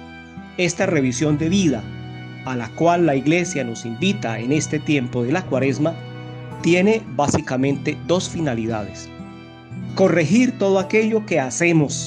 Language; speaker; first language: Spanish; native; Spanish